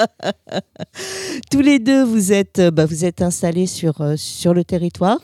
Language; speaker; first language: French; native; French